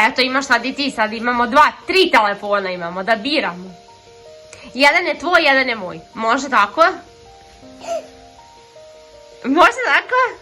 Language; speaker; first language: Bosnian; early bilingual, heritage; Serbian